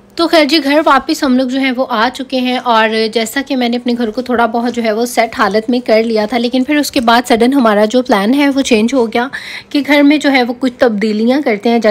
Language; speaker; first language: Urdu; native; Urdu